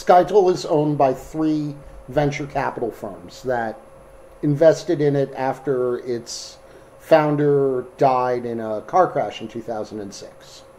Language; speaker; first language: English; native; English